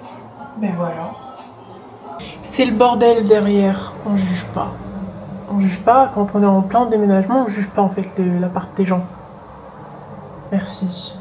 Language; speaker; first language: French; native; French